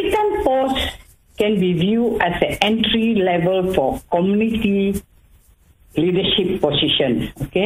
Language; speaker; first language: English; non-native, local second language; Tamil